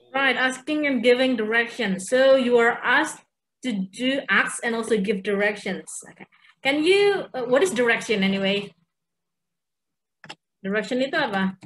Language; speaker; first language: English; non-native, fluent; Indonesian